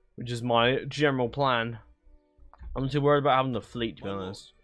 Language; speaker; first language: English; native; English